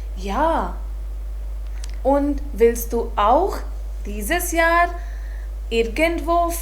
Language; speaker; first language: German; non-native, fluent; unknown